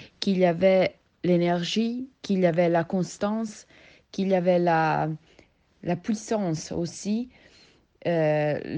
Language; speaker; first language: French; non-native, learner; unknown